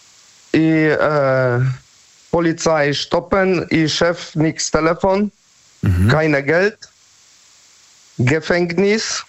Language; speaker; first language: German; non-native, learner; Polish